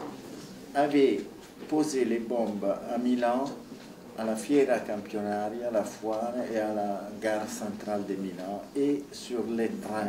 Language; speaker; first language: French; non-native, fluent; Italian